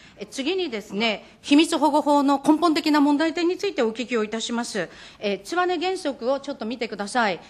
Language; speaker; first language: Japanese; native; Japanese